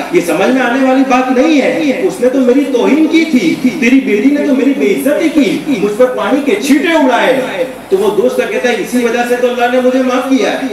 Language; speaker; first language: Hindi; non-native, local second language; Gujarati